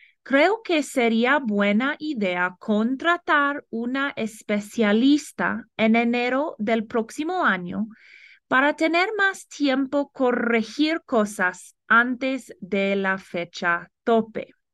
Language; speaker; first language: Spanish; non-native, fluent; English